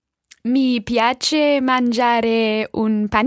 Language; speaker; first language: Italian; non-native, learner; English